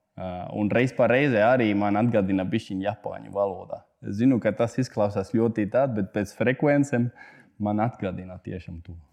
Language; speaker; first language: Latvian; non-native, fluent; Spanish